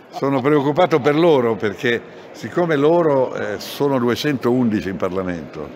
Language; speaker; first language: Italian; native; Italian